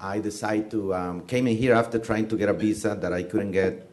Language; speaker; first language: English; non-native, fluent; Spanish